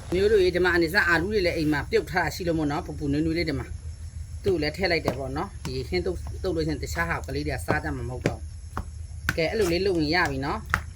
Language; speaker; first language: Burmese; non-native, local second language; Shan